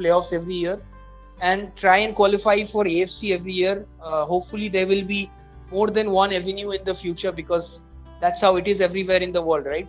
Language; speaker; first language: English; non-native, local second language; Bangla